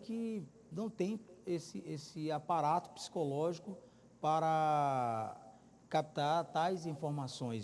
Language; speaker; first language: Portuguese; native; Portuguese